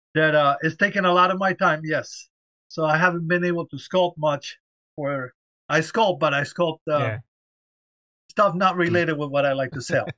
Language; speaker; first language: English; early bilingual, other home language; Spanish